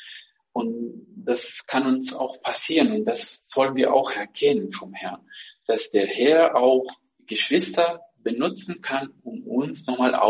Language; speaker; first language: German; non-native, fluent; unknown